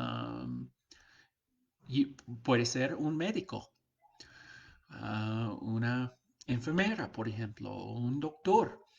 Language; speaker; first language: Spanish; non-native, fluent; English